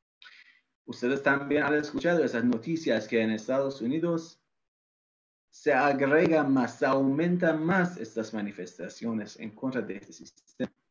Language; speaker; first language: Spanish; non-native, fluent; Persian